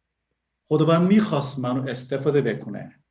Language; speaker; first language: Persian; non-native, learner; Korean